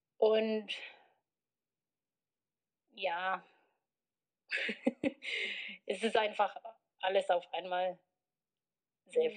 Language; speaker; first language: German; non-native, fluent; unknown